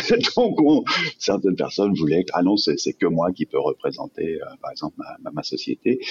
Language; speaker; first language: French; native; French